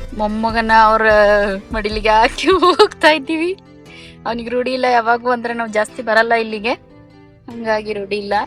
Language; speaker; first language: Kannada; native; Kannada